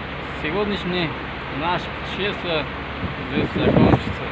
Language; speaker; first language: Russian; non-native, learner; Uzbek